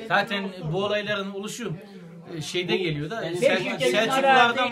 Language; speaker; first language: Turkish; native; Turkish